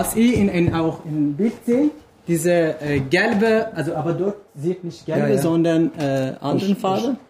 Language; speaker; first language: German; non-native, fluent; Kurdish